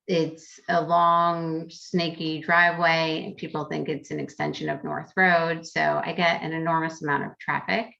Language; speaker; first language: English; native; English